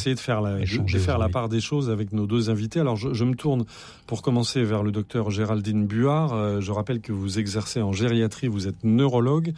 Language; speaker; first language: French; native; French